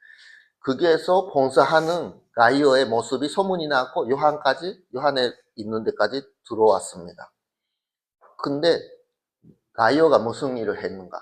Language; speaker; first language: Korean; early bilingual, heritage; Korean